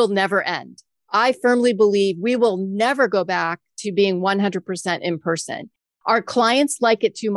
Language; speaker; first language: English; native; English